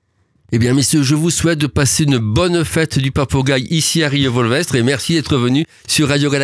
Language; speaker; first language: French; native; French